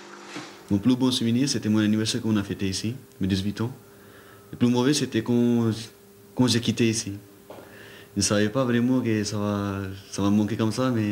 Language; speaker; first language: French; non-native, fluent; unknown